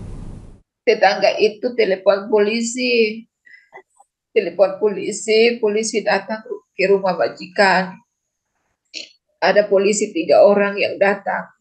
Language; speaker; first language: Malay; non-native, local second language; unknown